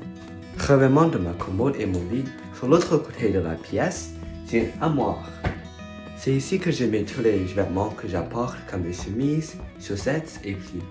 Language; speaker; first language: French; non-native, learner; English